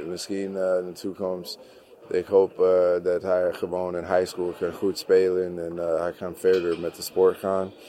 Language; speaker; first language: Dutch; non-native, learner; English